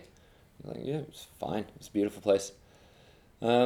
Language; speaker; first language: English; native; English